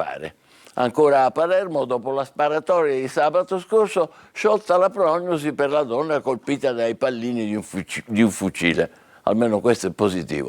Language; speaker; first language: Italian; native; Italian